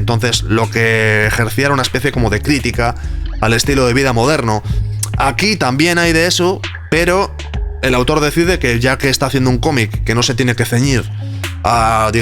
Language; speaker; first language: Spanish; native; Spanish